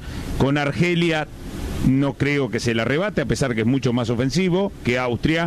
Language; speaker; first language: Spanish; native; Spanish